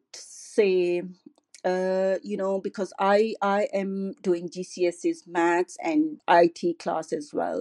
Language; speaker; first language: English; non-native, local second language; Urdu